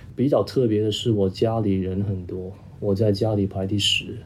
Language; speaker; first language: Chinese; non-native, local second language; Cantonese